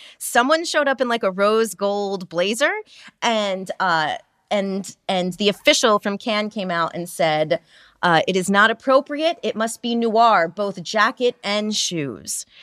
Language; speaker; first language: English; native; English